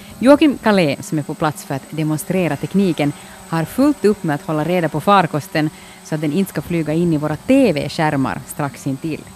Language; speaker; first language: Swedish; native; Swedish